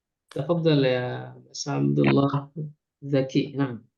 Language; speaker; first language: Arabic; non-native, fluent; Indonesian